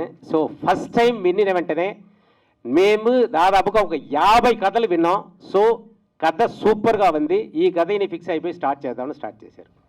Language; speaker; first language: Telugu; native; Telugu